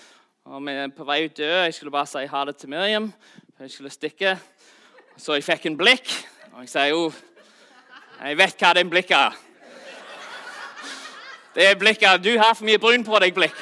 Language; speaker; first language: Norwegian; non-native, fluent; English